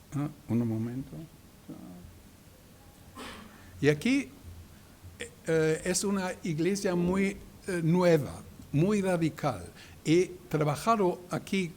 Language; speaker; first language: Spanish; non-native, learner; German